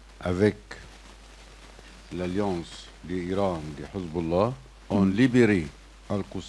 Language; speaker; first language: French; non-native, learner; Arabic